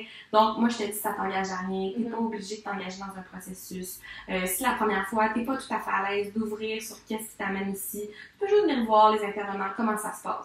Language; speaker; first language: French; native; French